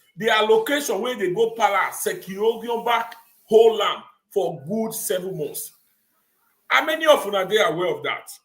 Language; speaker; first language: Nigerian Pidgin; non-native, local second language; Bini